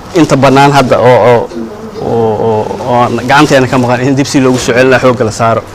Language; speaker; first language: Somali; native; Somali